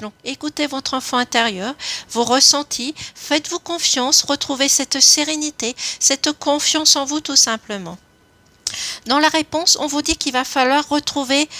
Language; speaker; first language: French; native; French